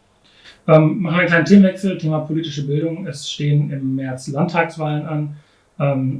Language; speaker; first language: German; native; German